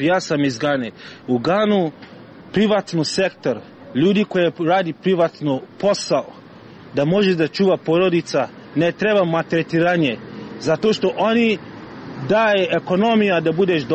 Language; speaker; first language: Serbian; non-native, learner; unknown